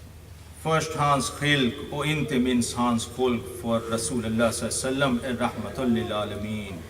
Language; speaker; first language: Swedish; non-native, fluent; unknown